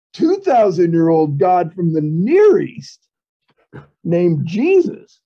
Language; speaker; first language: English; native; English